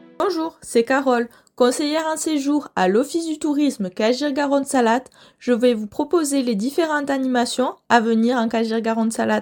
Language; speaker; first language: French; native; French